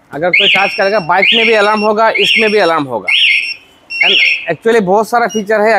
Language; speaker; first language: Hindi; non-native, learner; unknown